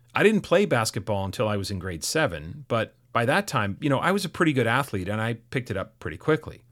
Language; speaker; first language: English; native; English